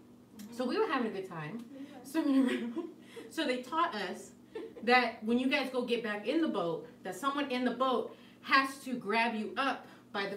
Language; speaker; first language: English; native; English